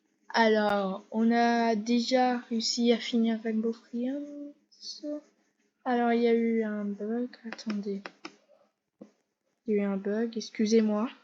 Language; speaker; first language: French; native; French